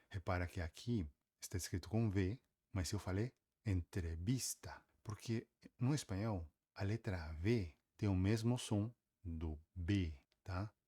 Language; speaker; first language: Portuguese; native; Portuguese